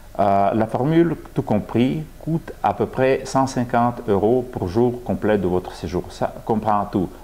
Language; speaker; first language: French; non-native, fluent; Russian